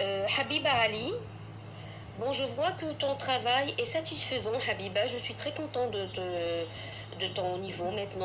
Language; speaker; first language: French; non-native, fluent; Arabic